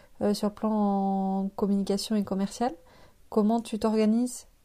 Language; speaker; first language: French; native; French